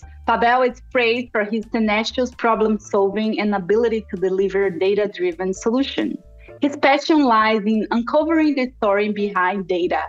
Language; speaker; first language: English; non-native, fluent; Portuguese